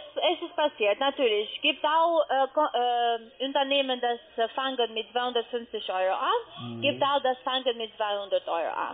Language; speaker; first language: German; non-native, learner; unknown